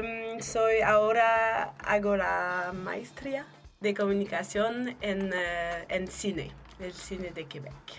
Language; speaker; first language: Spanish; non-native, learner; French